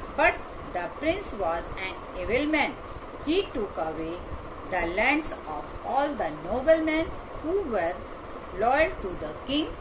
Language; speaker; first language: English; non-native, local second language; Hindi